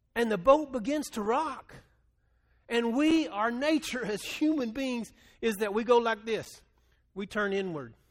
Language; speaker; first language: English; native; English